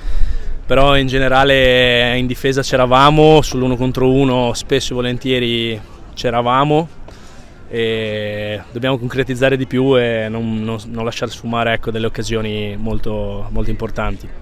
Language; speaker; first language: Italian; native; Italian